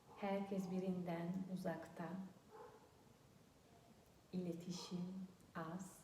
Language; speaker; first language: Turkish; non-native, fluent; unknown